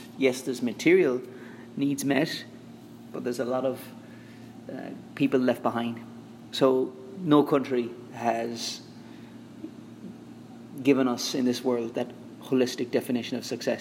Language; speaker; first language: English; native; English